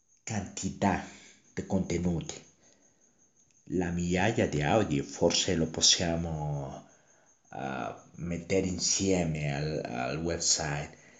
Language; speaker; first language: Italian; non-native, learner; Spanish